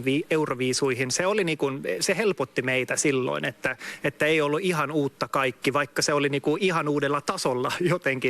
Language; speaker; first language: Finnish; non-native, local second language; Swedish